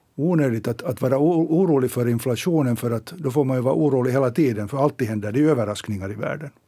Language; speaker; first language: Swedish; native; Swedish